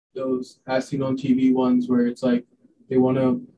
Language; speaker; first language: English; non-native, local second language; Hindi